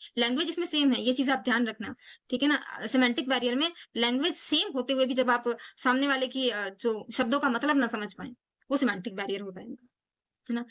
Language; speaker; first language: Hindi; native; Hindi